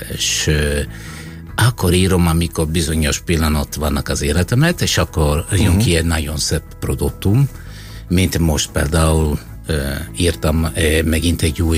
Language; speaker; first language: Hungarian; non-native, fluent; Italian